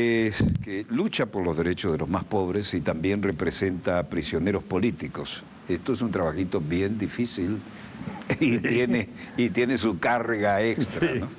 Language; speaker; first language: Spanish; native; Spanish